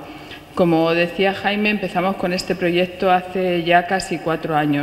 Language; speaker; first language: Spanish; native; Spanish